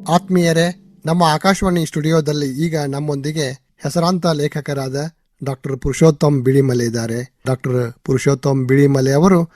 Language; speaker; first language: Kannada; native; Kannada